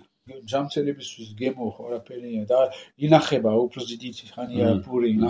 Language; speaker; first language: Georgian; non-native, learner; French